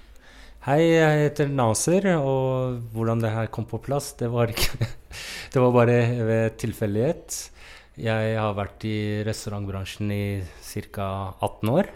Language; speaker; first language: Norwegian; non-native, fluent; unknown